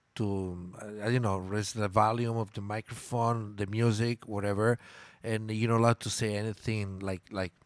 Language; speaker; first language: English; non-native, fluent; Italian